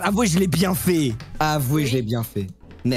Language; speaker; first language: French; native; French